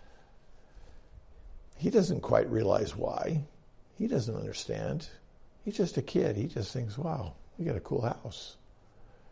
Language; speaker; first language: English; native; English